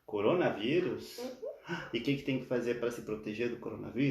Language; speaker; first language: Portuguese; non-native, fluent; Spanish